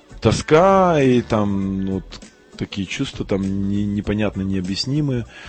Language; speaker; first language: Russian; native; Russian